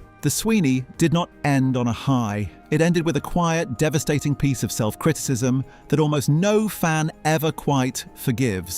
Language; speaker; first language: English; native; English